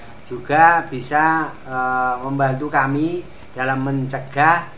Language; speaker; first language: Indonesian; native; Indonesian